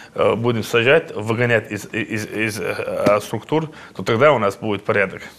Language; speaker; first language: Russian; non-native, local second language; Chechen